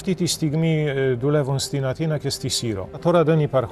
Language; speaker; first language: Greek; non-native, fluent; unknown